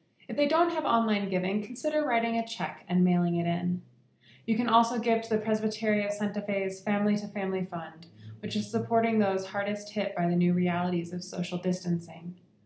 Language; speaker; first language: English; native; English